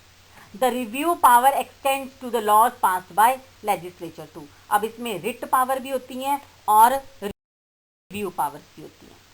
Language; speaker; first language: English; non-native, local second language; Hindi